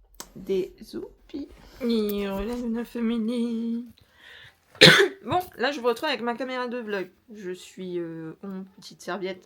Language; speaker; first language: French; native; French